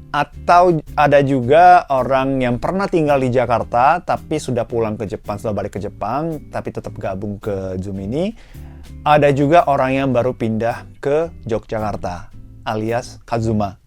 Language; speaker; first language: Indonesian; non-native, fluent; Japanese